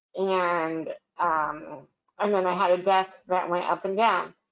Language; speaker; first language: English; native; English